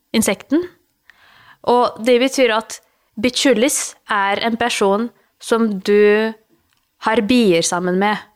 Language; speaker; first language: Norwegian; non-native, fluent; Lithuanian